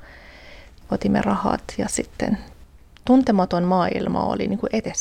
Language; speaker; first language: Finnish; non-native, fluent; Persian